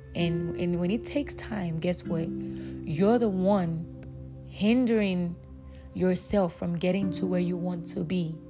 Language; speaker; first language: English; non-native, local second language; Yoruba